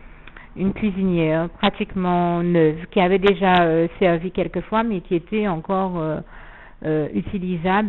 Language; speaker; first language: French; native; French